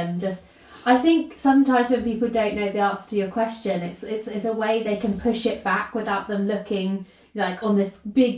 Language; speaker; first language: English; native; English